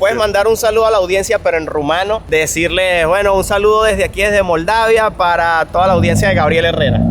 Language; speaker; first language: Spanish; native; Spanish